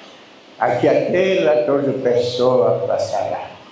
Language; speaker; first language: Portuguese; non-native, learner; Lingala